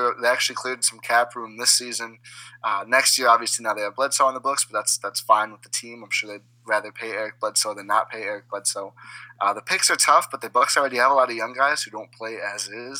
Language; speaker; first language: English; native; English